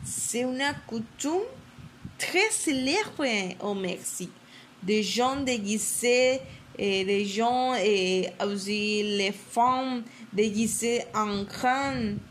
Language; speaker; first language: French; non-native, learner; Spanish